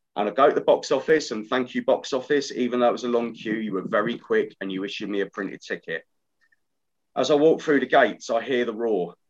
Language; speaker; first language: English; native; English